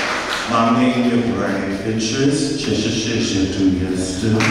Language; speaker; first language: Polish; non-native, learner; English